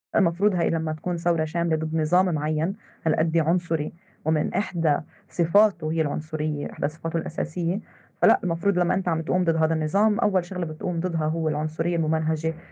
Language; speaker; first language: Arabic; native; Arabic